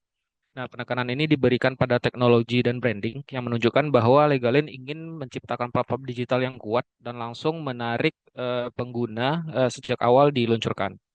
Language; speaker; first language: Indonesian; native; Indonesian